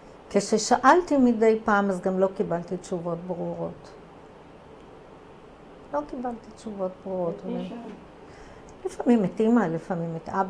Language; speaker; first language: Hebrew; early bilingual, other home language; Croatian